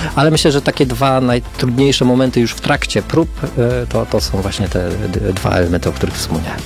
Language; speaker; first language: Polish; native; Polish